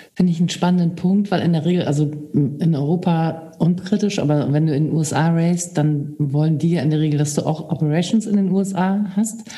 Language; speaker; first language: German; native; German